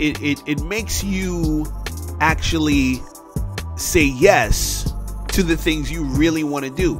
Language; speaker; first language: English; native; English